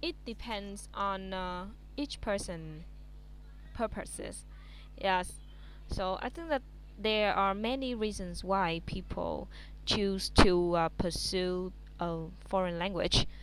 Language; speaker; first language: English; non-native, fluent; Vietnamese